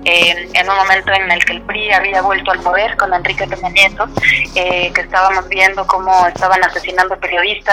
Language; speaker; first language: Spanish; native; Spanish